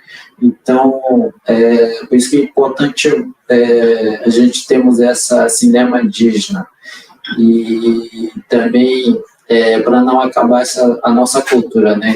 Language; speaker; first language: Portuguese; non-native, local second language; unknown